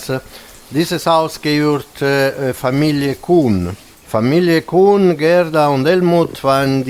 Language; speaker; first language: German; non-native, fluent; Italian